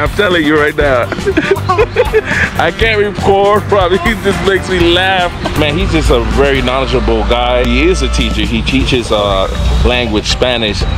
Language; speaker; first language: English; native; English